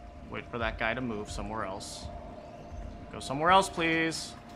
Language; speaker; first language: English; native; English